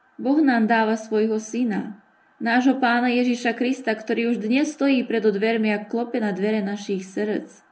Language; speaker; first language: Slovak; early bilingual, heritage; Slovak